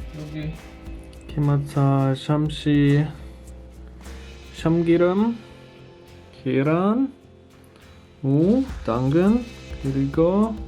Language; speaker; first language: Korean; non-native, learner; German